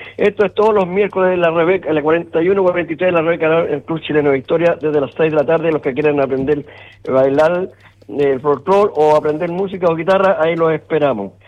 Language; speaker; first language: Spanish; native; Spanish